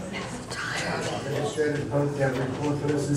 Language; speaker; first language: English; native; English